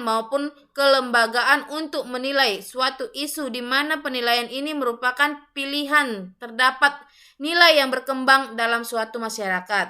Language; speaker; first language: Indonesian; native; Indonesian